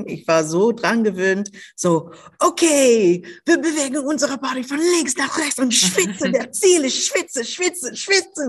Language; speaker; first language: German; non-native, local second language; English